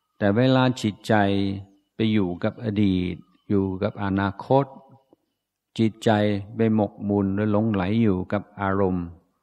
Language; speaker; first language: Thai; non-native, fluent; English